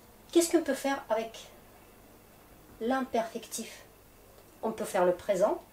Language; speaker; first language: French; non-native, fluent; Russian